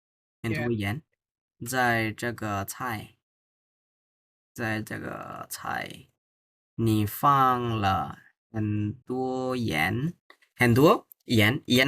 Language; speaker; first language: Chinese; non-native, fluent; Bangla